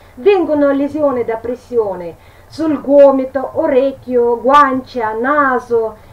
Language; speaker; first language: Italian; non-native, learner; Russian